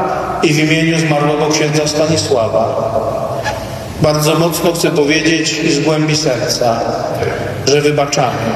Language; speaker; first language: Polish; native; Polish